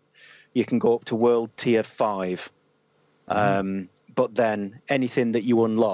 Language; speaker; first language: English; native; English